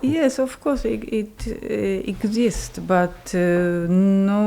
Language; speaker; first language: English; non-native, learner; Japanese